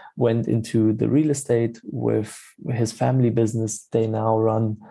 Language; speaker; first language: English; non-native, fluent; German